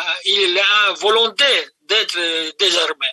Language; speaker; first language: French; non-native, fluent; Polish